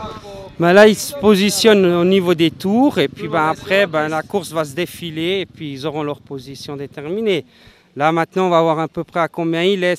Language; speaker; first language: French; native; French